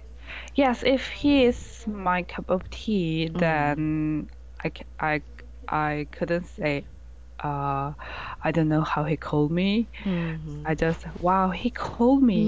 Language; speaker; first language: English; non-native, learner; Korean